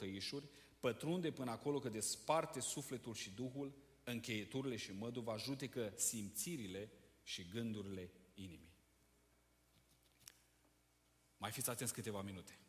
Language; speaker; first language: Romanian; native; Romanian